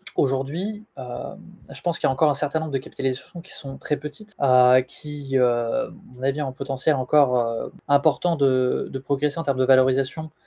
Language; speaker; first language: French; native; French